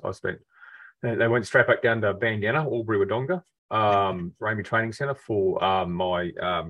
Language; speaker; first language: English; native; English